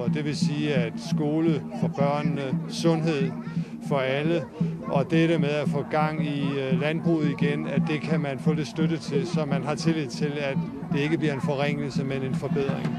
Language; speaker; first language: Danish; native; Danish